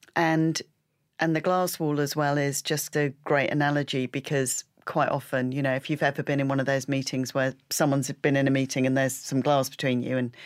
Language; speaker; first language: English; native; English